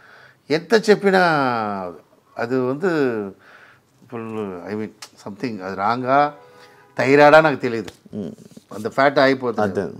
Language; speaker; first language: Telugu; non-native, local second language; Tamil